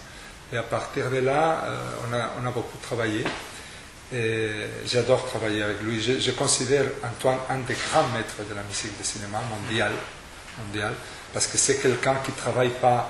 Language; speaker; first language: French; non-native, fluent; Spanish